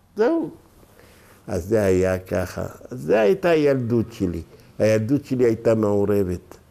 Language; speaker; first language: Hebrew; non-native, local second language; Ladino